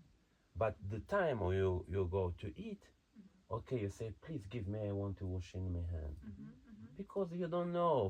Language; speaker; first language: English; non-native, learner; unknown